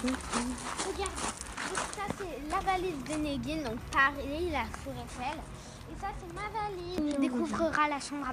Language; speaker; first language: French; native; French